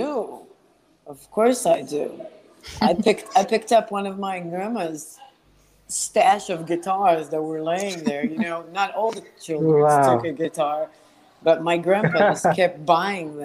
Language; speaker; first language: English; non-native, fluent; Hebrew